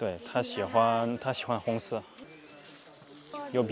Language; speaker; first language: Chinese; non-native, fluent; French